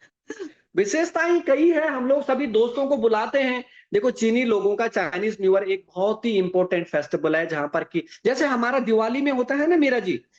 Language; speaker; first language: Hindi; native; Hindi